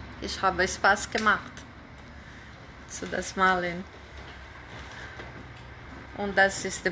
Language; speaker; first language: German; non-native, learner; Portuguese